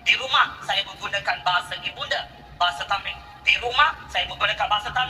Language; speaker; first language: Malay; native; Malay